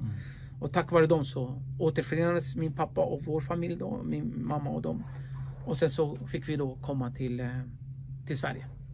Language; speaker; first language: Swedish; early bilingual, other home language; Kurdish